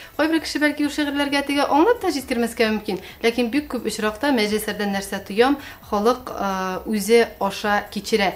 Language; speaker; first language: Tatar; native; Tatar